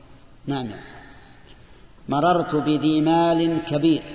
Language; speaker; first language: Arabic; native; Arabic